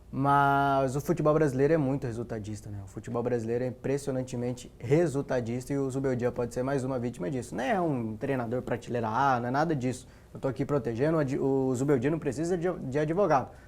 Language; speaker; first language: Portuguese; native; Portuguese